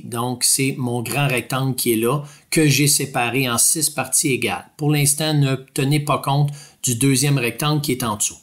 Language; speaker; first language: French; native; French